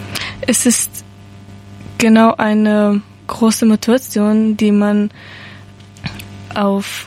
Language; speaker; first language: German; non-native, learner; Persian